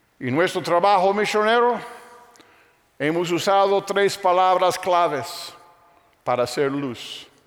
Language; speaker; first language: Spanish; non-native, fluent; English